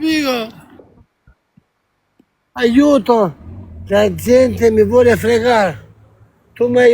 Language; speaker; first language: Italian; non-native, learner; Albanian